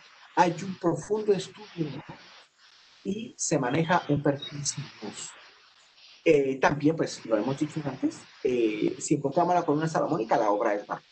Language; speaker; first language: Spanish; native; Spanish